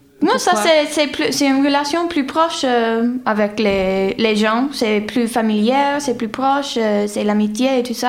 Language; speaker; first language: French; non-native, fluent; English